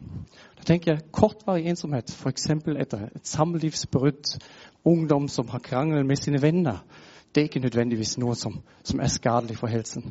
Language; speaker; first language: Norwegian; non-native, fluent; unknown